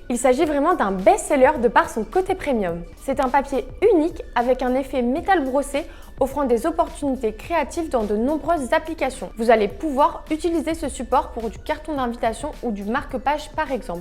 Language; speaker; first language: French; native; French